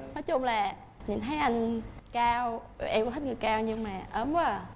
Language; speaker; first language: Vietnamese; native; Vietnamese